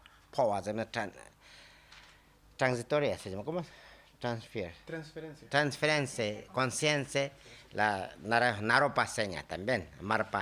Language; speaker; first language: Spanish; non-native, learner; Tibetan